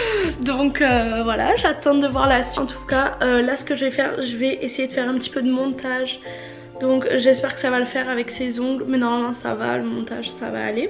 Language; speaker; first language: French; native; French